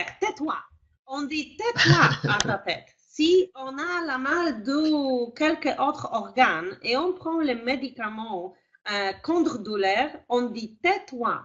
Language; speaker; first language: French; non-native, fluent; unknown